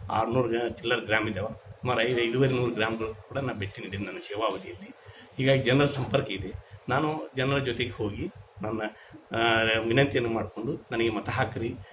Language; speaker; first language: Kannada; native; Kannada